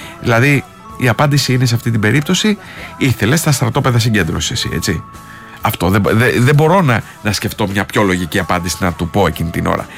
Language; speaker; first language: Greek; native; Greek